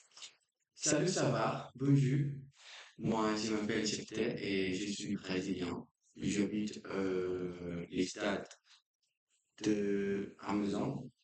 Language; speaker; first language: French; non-native, learner; Portuguese